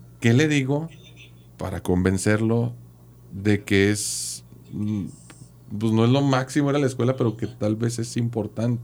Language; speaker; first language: Spanish; native; Spanish